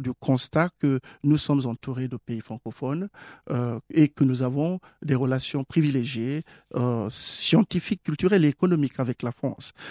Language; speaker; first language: French; non-native, fluent; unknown